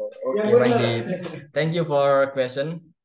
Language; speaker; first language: English; non-native, learner; Indonesian